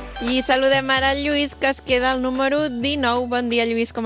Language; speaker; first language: Catalan; native; Catalan